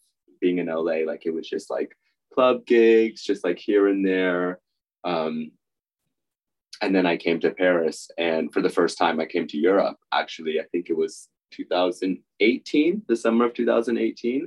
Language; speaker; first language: English; native; English